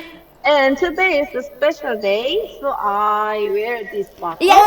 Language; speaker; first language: English; non-native, learner; Korean